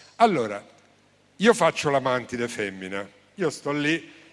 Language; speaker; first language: Italian; native; Italian